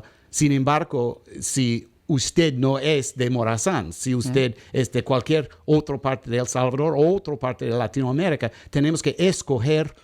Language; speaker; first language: Spanish; non-native, learner; English